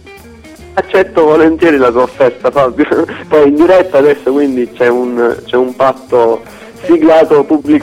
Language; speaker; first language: Italian; native; Italian